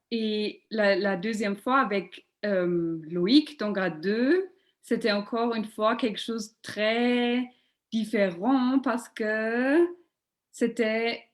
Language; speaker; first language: French; non-native, local second language; German